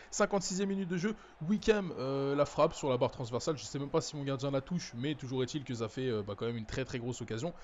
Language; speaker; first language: French; native; French